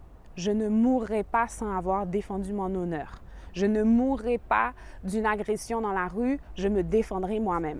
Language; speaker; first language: French; native; French